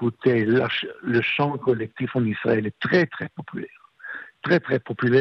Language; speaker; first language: French; non-native, fluent; Hebrew